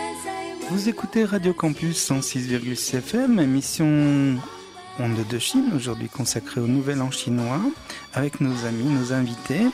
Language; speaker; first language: French; native; French